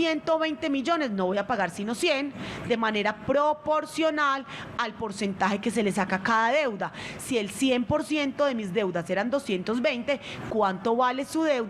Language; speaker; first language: Spanish; native; Spanish